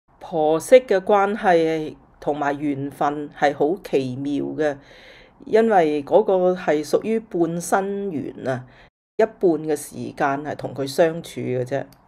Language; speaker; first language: Cantonese; native; Cantonese